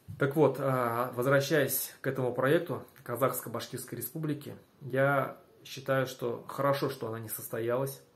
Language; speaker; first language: Russian; non-native, local second language; Bashkir